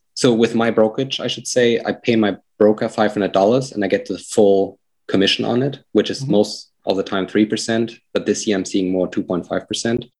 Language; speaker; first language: English; non-native, fluent; German